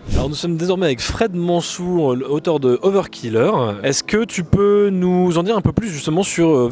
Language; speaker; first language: French; native; French